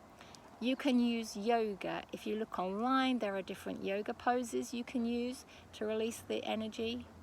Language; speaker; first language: English; native; English